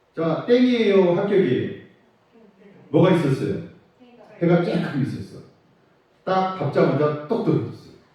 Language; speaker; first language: Korean; native; Korean